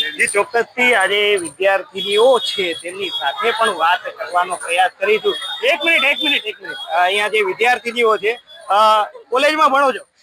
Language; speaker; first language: Gujarati; native; Gujarati